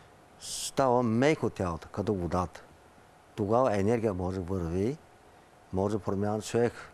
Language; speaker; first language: Bulgarian; non-native, learner; Chinese